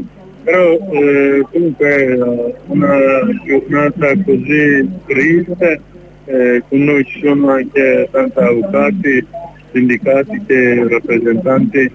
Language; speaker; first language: Italian; non-native, learner; Kurdish